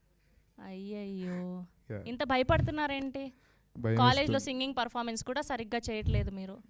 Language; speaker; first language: Telugu; native; Telugu